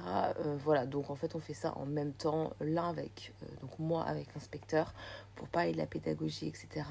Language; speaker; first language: French; native; French